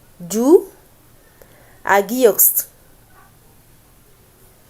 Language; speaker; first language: German; non-native, learner; French